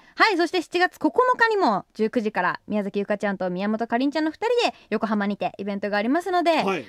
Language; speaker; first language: Japanese; native; Japanese